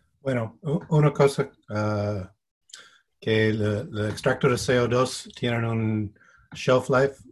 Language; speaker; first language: Spanish; non-native, fluent; English